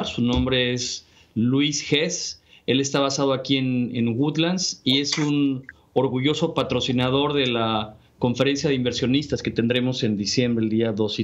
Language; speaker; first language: Spanish; native; Spanish